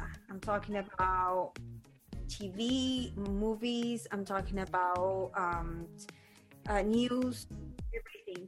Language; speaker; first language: English; non-native, fluent; Spanish